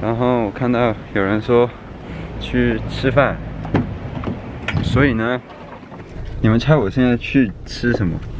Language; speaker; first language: Chinese; non-native, local second language; Cantonese